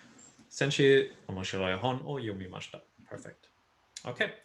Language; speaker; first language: Japanese; non-native, fluent; English